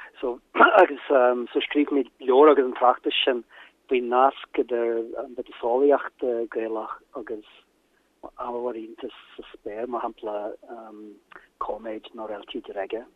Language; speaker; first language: Irish; non-native, learner; German